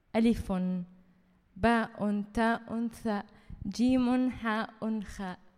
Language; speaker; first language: Arabic; early bilingual, heritage; Arabic